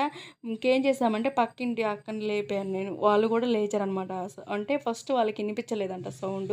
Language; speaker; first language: Telugu; native; Telugu